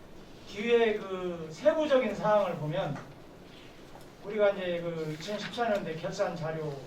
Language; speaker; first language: Korean; native; Korean